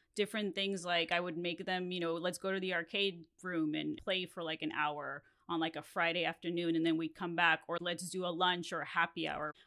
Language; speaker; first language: English; non-native, fluent; Spanish